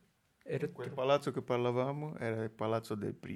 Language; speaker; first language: Italian; non-native, fluent; Portuguese